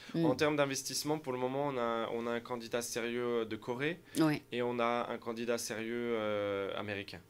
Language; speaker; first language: French; native; French